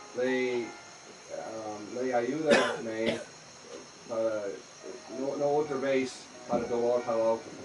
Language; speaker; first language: Spanish; non-native, learner; English